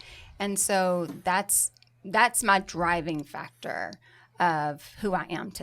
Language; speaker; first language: English; native; English